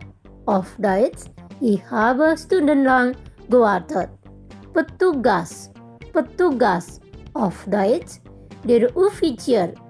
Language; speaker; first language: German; non-native, fluent; Indonesian